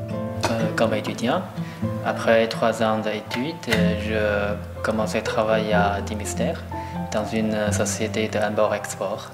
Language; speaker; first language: French; non-native, learner; Chinese